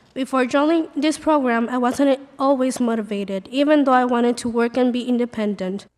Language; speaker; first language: English; early bilingual, other home language; Spanish